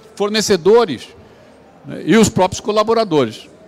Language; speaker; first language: Portuguese; native; Portuguese